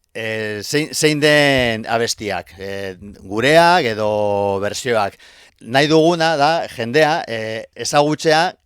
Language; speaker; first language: Basque; non-native, local second language; Spanish